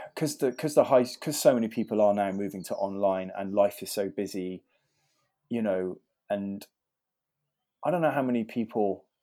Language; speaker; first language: English; native; English